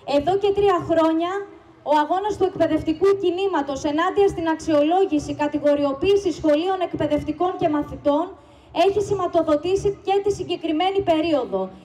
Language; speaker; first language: Greek; native; Greek